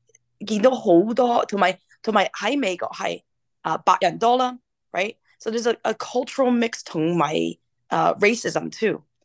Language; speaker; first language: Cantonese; early bilingual, heritage; English